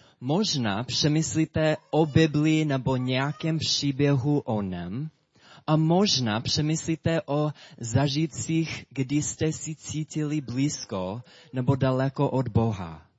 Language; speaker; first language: Czech; non-native, fluent; English